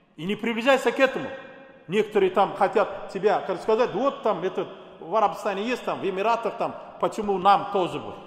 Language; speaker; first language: Russian; non-native, local second language; Kazakh